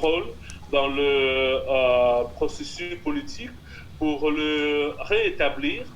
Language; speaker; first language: French; non-native, fluent; Russian